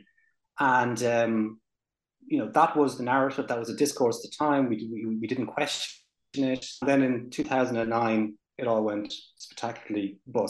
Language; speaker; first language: English; native; English